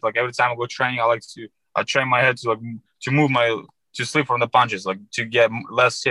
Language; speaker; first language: English; non-native, fluent; Uzbek